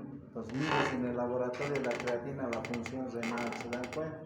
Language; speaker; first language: Spanish; native; Spanish